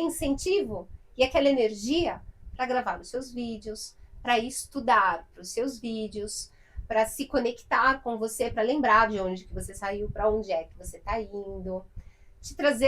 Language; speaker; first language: Portuguese; native; Portuguese